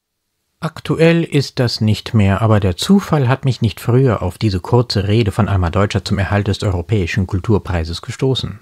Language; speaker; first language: German; native; German